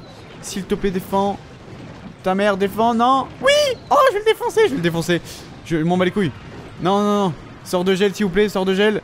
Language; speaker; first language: French; native; French